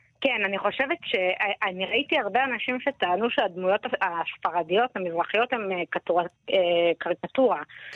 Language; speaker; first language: Hebrew; native; Hebrew